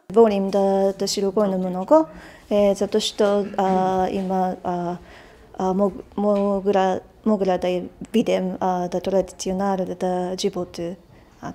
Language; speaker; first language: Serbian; non-native, learner; Japanese